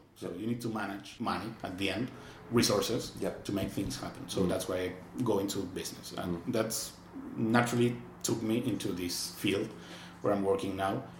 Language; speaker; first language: English; non-native, fluent; Spanish